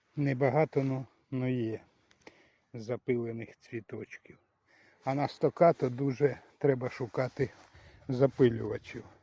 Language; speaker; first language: Ukrainian; native; Ukrainian